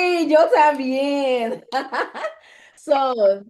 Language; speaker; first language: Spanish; non-native, fluent; English